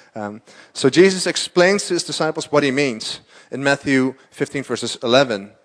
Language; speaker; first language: English; non-native, fluent; Dutch